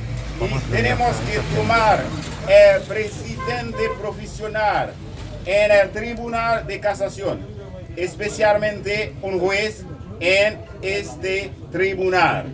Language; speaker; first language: Spanish; non-native, learner; Haitian Creole